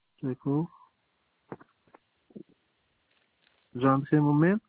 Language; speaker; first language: French; non-native, learner; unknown